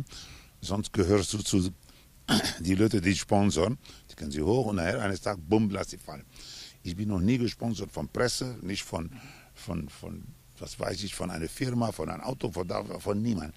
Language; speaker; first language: German; non-native, fluent; Spanish